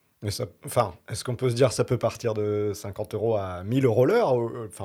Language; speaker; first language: French; native; French